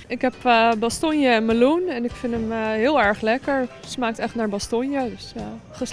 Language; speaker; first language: Dutch; native; Dutch